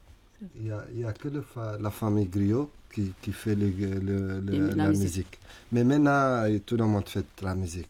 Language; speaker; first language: French; non-native, learner; Arabic